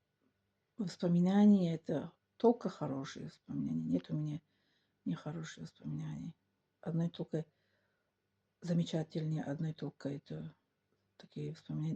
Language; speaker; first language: Russian; non-native, local second language; Tajik